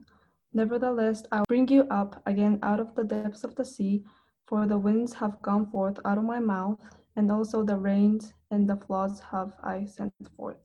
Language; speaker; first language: English; non-native, fluent; Japanese